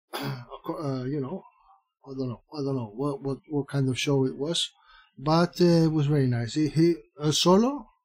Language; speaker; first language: English; non-native, fluent; Spanish